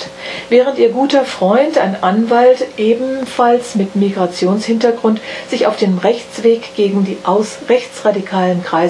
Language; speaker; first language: German; native; German